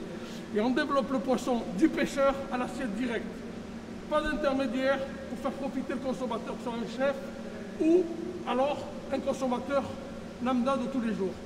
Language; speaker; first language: French; native; French